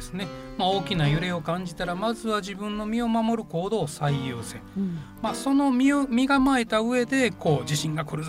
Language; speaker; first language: Japanese; native; Japanese